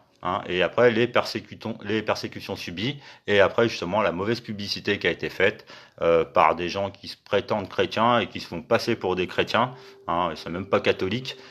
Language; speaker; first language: French; native; French